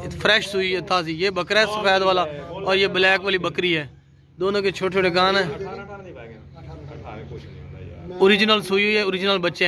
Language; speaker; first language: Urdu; non-native, local second language; Punjabi